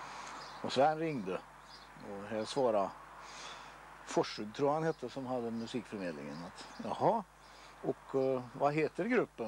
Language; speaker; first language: Swedish; native; Swedish